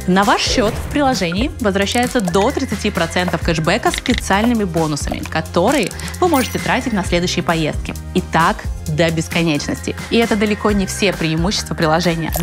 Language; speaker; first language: Russian; native; Russian